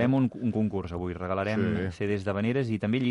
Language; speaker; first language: Catalan; native; Catalan